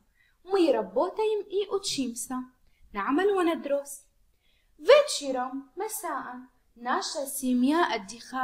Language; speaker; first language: Russian; non-native, fluent; Arabic